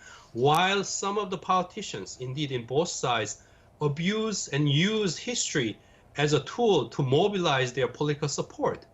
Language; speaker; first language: English; non-native, fluent; Korean